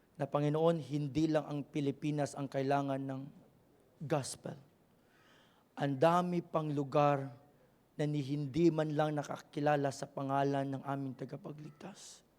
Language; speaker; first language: Filipino; native; Filipino